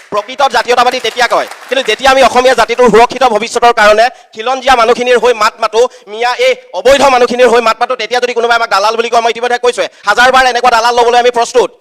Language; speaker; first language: Assamese; native; Assamese